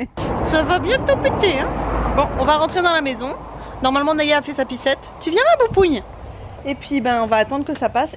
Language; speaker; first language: French; native; French